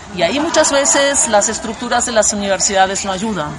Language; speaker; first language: Spanish; non-native, fluent; German